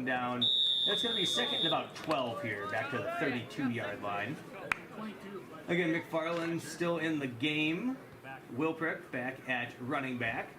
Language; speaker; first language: English; native; English